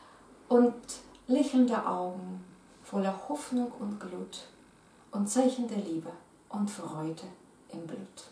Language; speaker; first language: German; non-native, fluent; Russian